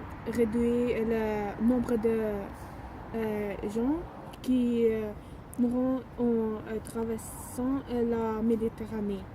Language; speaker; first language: French; non-native, learner; Dutch